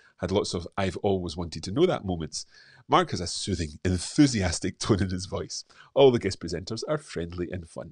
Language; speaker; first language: English; native; English